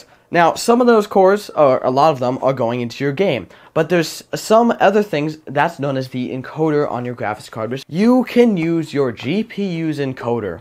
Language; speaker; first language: English; native; English